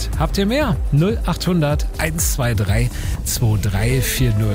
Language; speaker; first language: German; native; German